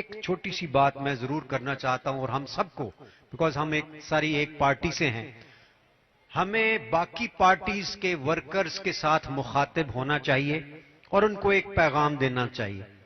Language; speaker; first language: Urdu; native; Urdu